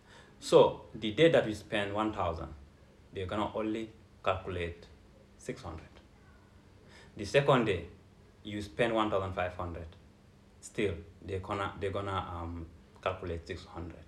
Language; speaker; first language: English; non-native, local second language; Fula